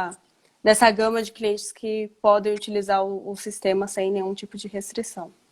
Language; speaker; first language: Portuguese; native; Portuguese